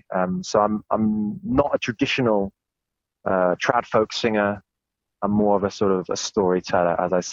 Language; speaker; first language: English; native; English